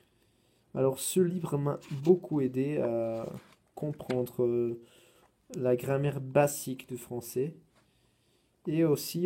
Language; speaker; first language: French; non-native, fluent; Spanish